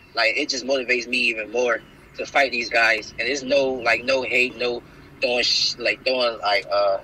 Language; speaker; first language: English; native; English